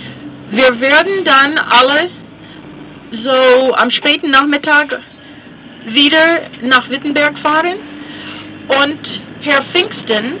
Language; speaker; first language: German; non-native, fluent; English